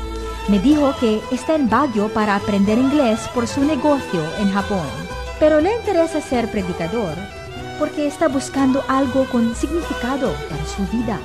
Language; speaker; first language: Spanish; non-native, fluent; Filipino